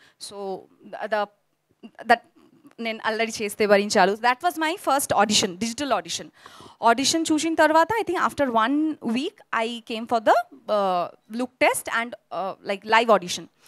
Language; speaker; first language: Telugu; non-native, local second language; Bangla